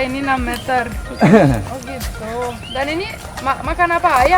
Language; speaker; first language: Indonesian; non-native, fluent; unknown